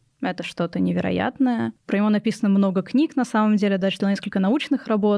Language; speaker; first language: Russian; native; Russian